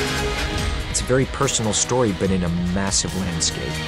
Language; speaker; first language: English; native; English